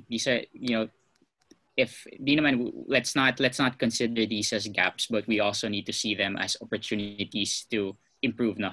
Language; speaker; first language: English; non-native, local second language; Cebuano